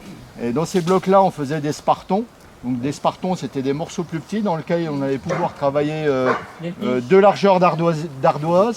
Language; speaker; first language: French; native; French